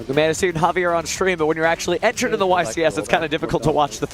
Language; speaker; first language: English; native; English